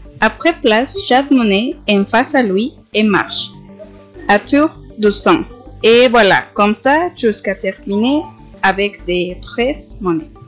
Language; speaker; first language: French; non-native, learner; Spanish